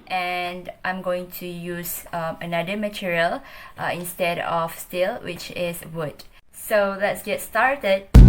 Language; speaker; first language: English; non-native, local second language; Malay